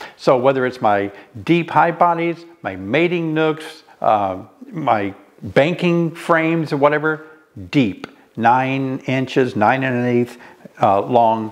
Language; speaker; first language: English; native; English